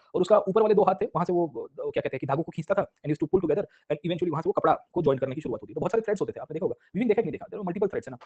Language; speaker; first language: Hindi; non-native, local second language; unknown